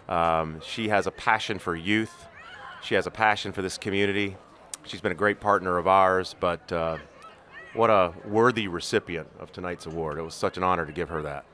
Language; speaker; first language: English; native; English